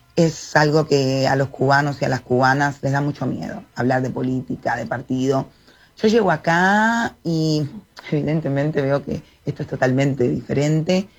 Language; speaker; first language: Spanish; native; Spanish